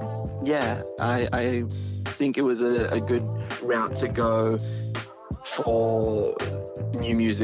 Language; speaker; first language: English; native; English